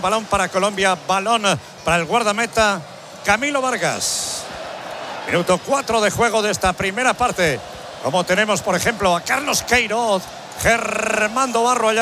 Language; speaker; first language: Spanish; native; Spanish